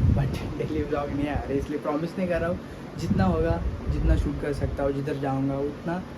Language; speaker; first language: Hindi; non-native, local second language; Marathi